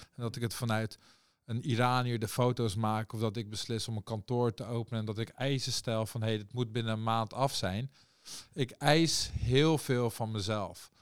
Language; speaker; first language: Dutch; early bilingual, other home language; Persian